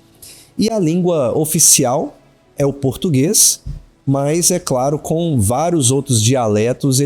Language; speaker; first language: Portuguese; native; Portuguese